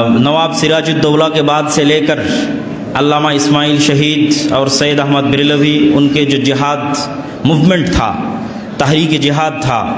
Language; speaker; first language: Urdu; non-native, fluent; Bangla